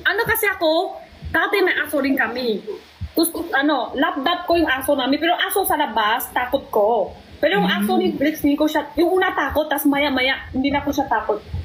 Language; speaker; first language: Filipino; non-native, learner; Chinese